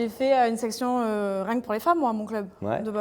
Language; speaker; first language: French; native; French